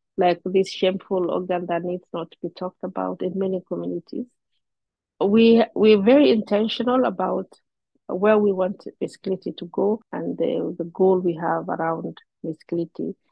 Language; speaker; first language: English; non-native, local second language; Somali